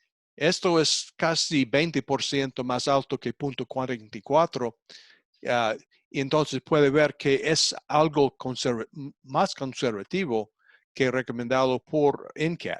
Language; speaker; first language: Spanish; non-native, fluent; English